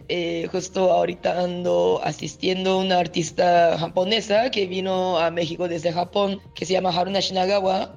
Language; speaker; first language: Spanish; non-native, fluent; Japanese